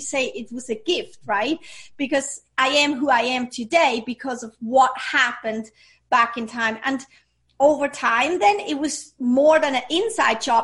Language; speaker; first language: English; non-native, fluent; Swiss German